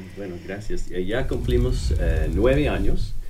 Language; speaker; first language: Spanish; non-native, fluent; English